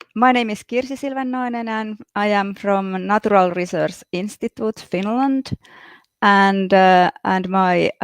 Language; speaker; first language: English; non-native, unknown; Finnish